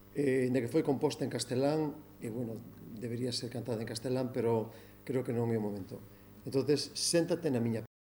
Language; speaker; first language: Galician; non-native, local second language; Spanish